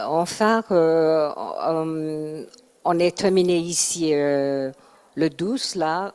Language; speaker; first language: French; non-native, learner; Chinese